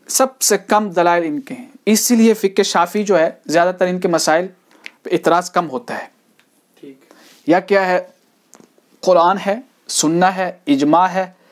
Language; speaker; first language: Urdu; non-native, local second language; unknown